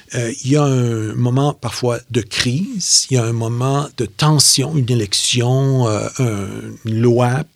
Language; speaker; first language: French; native; French